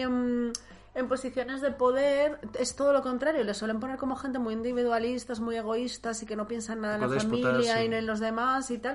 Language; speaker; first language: Spanish; native; Spanish